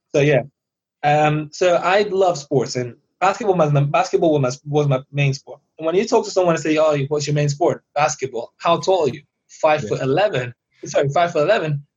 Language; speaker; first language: English; early bilingual, other home language; Persian